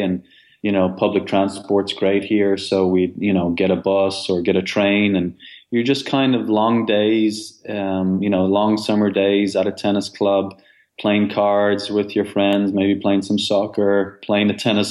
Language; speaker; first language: English; native; English